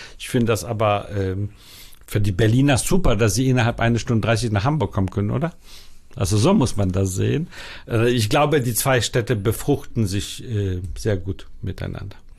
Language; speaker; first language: German; early bilingual, heritage; Polish